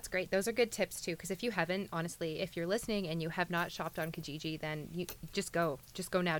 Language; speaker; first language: English; native; English